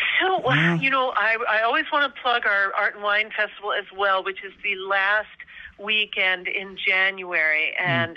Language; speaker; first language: English; native; English